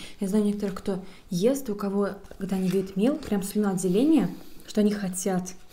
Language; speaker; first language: Russian; native; Russian